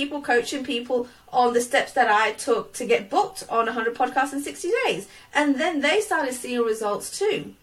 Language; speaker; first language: English; native; English